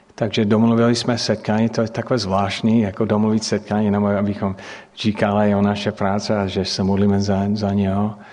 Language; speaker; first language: Czech; non-native, fluent; English